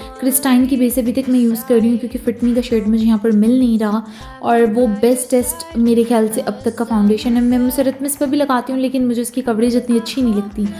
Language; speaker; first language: Urdu; native; Urdu